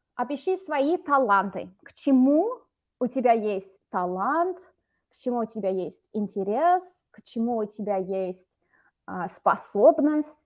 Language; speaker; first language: Russian; non-native, fluent; English